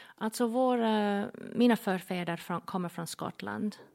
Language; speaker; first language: Swedish; non-native, fluent; English